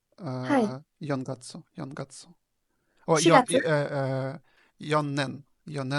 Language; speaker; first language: Japanese; non-native, learner; Ukrainian